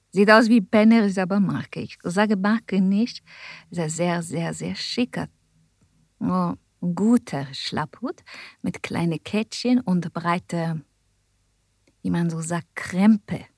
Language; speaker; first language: German; non-native, learner; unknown